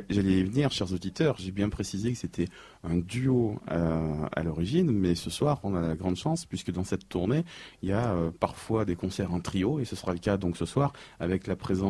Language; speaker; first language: French; native; French